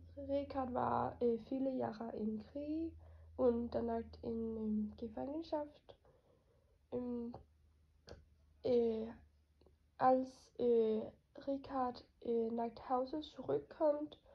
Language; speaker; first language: German; non-native, learner; Norwegian